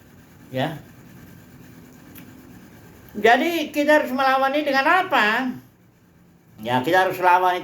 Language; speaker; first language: Indonesian; native; Indonesian